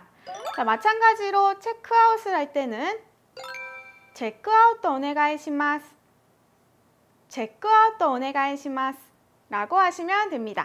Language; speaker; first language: Korean; native; Korean